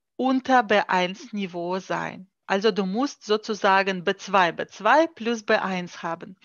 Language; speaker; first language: German; non-native, fluent; Russian